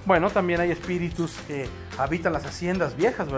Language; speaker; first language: Spanish; native; Spanish